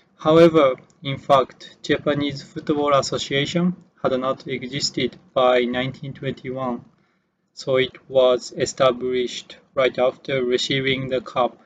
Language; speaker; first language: English; non-native, learner; Japanese